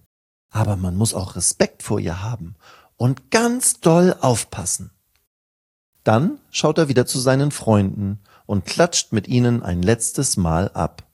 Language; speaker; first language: German; native; German